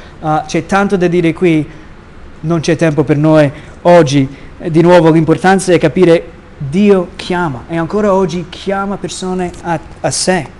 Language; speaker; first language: Italian; non-native, fluent; English